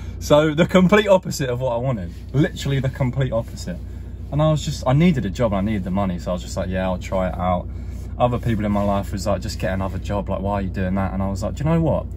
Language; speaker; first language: English; native; English